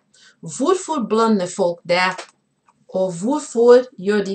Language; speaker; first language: Norwegian; non-native, fluent; Portuguese